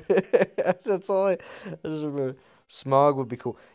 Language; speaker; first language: English; native; English